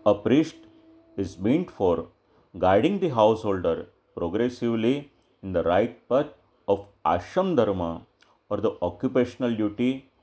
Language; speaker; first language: English; non-native, local second language; Gujarati